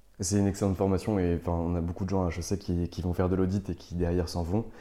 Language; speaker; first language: French; native; French